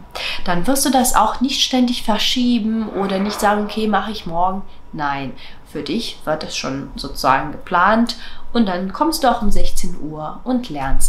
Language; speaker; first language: German; non-native, fluent; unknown